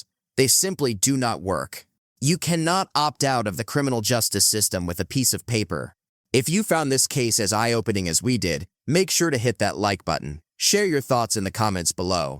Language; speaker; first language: English; native; English